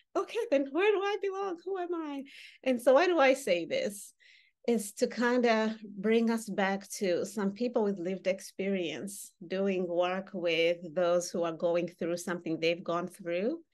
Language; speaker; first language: English; non-native, local second language; Kinyarwanda